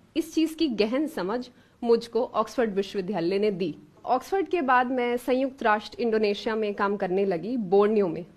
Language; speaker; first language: Hindi; native; Hindi